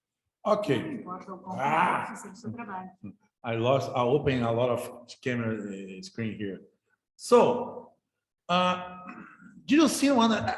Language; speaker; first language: English; non-native, fluent; Portuguese